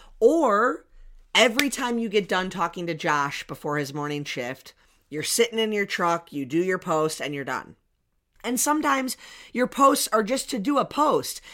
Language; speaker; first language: English; native; English